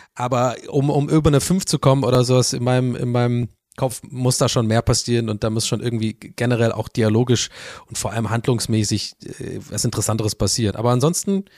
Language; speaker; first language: German; non-native, fluent; English